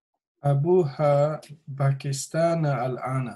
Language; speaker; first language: Arabic; non-native, learner; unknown